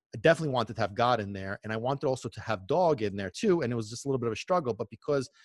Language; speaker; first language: English; non-native, fluent; Italian